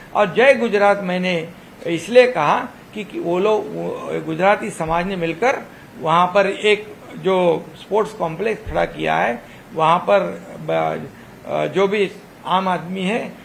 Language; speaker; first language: Hindi; non-native, local second language; Marathi